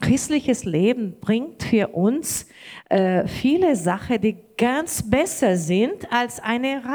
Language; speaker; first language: German; non-native, learner; Portuguese